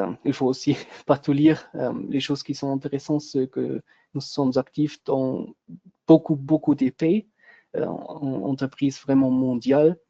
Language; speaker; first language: French; non-native, local second language; German